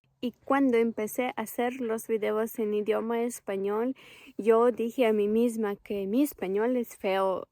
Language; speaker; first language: Spanish; non-native, fluent; Ukrainian